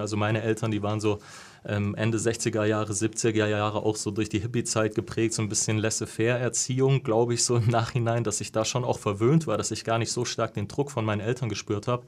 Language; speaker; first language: German; native; German